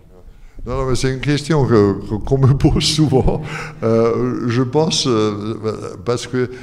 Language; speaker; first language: French; non-native, fluent; German